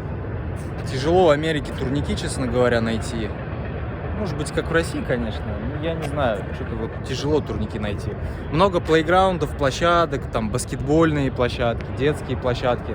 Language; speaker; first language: Russian; native; Russian